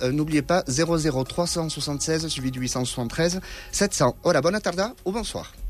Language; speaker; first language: French; native; French